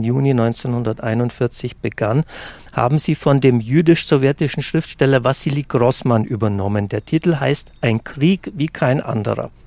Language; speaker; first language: German; native; German